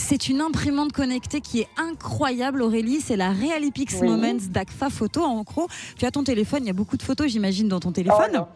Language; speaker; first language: French; native; French